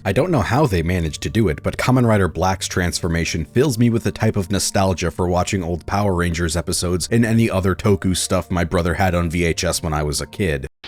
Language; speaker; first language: English; native; English